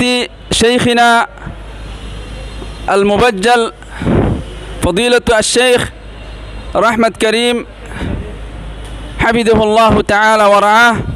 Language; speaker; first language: Arabic; non-native, learner; Rohingya